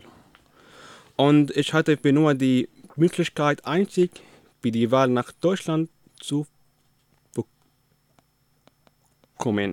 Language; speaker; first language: German; non-native, learner; Arabic